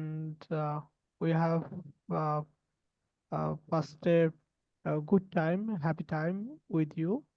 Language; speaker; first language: English; non-native, learner; Bangla